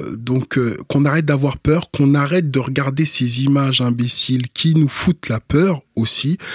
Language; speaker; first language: French; early bilingual, other home language; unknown